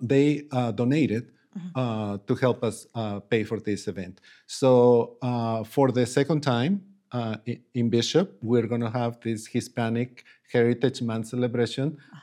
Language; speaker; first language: English; non-native, fluent; Spanish